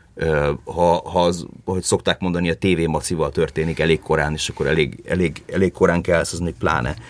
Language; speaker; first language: Hungarian; early bilingual, heritage; Hungarian